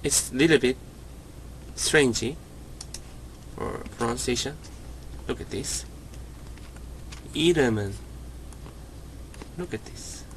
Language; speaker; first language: English; non-native, learner; Korean